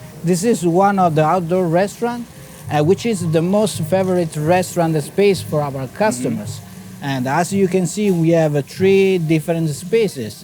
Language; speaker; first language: English; non-native, fluent; Italian